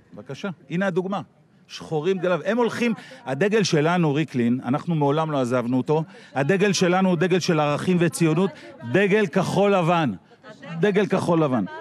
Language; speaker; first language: Hebrew; native; Hebrew